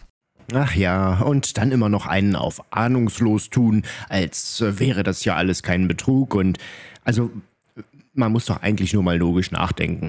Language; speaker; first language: German; native; German